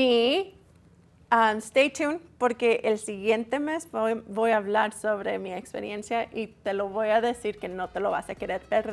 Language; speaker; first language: Spanish; early bilingual, heritage; Spanish